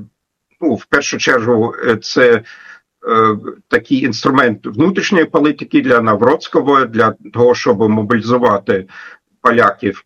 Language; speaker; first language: Ukrainian; non-native, fluent; German